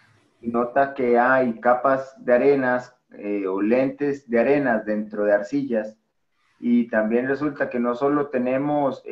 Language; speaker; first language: Spanish; native; Spanish